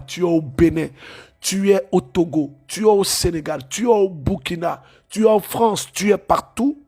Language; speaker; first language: French; native; French